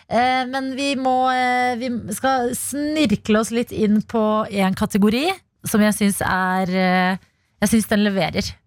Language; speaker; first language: Norwegian; early bilingual, other home language; Albanian